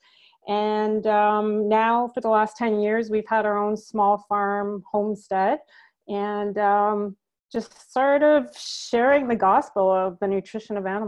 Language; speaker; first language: English; native; English